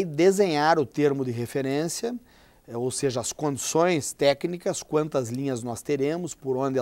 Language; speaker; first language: Portuguese; native; Portuguese